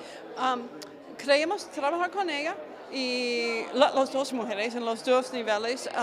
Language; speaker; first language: Spanish; non-native, fluent; English